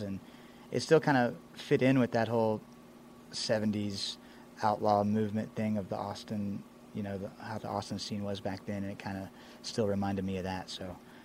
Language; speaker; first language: English; native; English